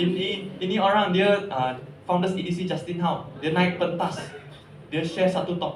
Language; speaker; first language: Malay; non-native, local second language; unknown